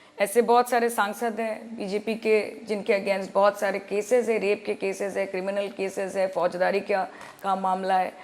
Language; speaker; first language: Hindi; non-native, local second language; Bangla